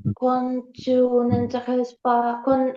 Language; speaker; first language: French; non-native, learner; Ukrainian